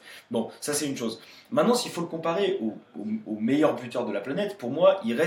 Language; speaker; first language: French; native; French